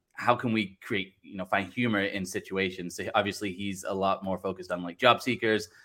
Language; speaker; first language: English; native; English